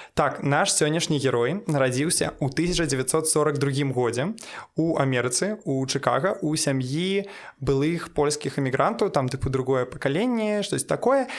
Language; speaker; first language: Belarusian; non-native, local second language; Russian